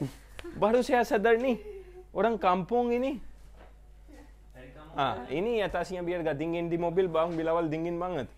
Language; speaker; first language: Indonesian; non-native, fluent; Urdu